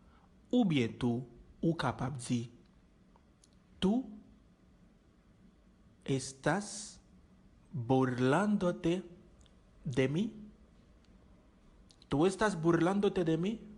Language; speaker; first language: Spanish; non-native, learner; Haitian Creole